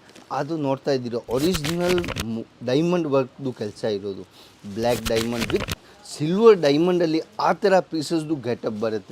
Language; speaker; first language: Kannada; non-native, fluent; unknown